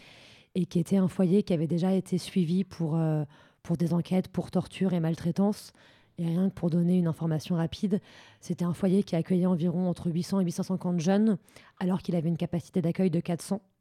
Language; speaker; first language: French; native; French